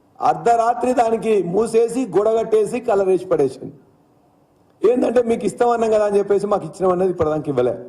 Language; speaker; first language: Telugu; native; Telugu